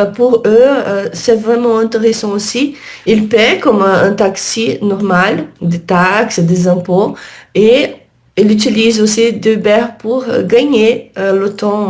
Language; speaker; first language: French; non-native, learner; Portuguese